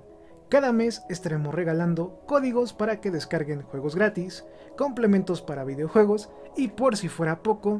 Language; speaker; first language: Spanish; native; Spanish